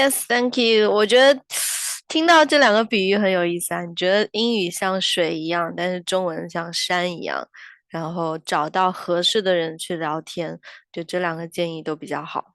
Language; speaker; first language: Chinese; native; Chinese